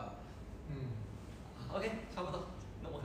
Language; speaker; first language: Chinese; native; Chinese